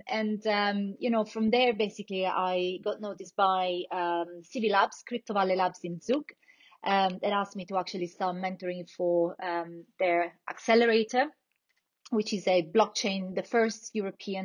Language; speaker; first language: English; non-native, fluent; Italian